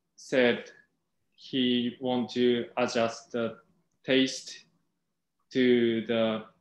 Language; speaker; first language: English; non-native, fluent; Japanese